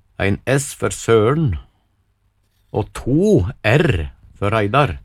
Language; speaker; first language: Norwegian; native; Norwegian